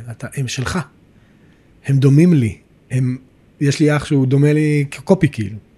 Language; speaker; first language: Hebrew; native; Hebrew